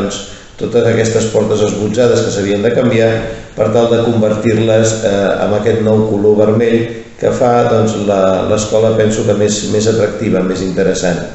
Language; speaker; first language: Catalan; native; Catalan